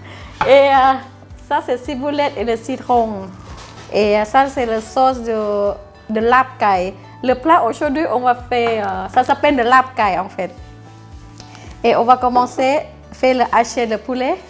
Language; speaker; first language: French; non-native, learner; Thai